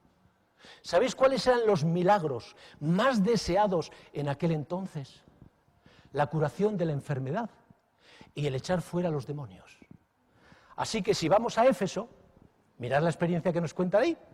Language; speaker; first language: Spanish; native; Spanish